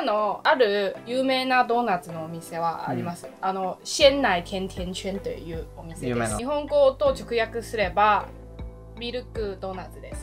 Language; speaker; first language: Japanese; non-native, learner; Chinese